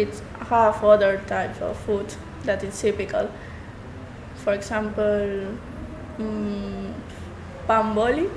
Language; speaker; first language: English; non-native, learner; Spanish